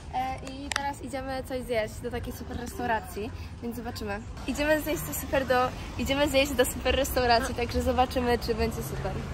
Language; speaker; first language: Polish; native; Polish